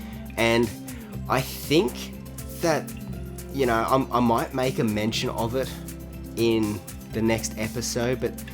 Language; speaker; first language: English; native; English